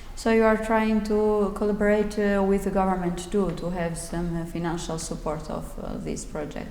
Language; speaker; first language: English; non-native, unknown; Albanian